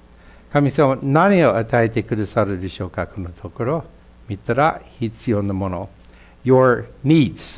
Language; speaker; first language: Japanese; non-native, fluent; English